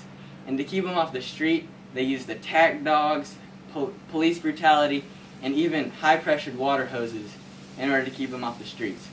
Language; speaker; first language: English; native; English